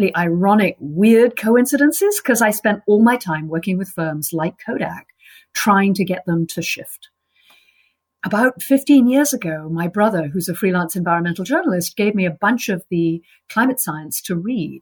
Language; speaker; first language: English; native; English